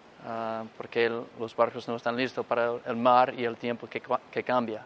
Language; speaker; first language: Spanish; non-native, fluent; English